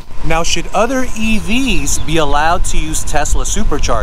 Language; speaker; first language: English; native; English